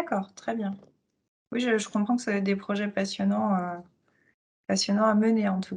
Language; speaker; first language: French; native; French